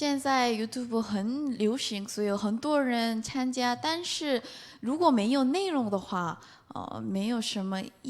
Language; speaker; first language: Chinese; non-native, fluent; Korean